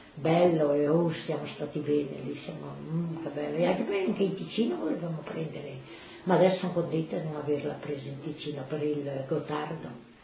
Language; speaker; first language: Italian; native; Italian